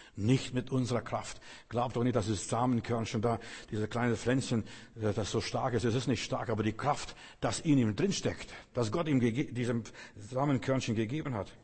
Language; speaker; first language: German; non-native, fluent; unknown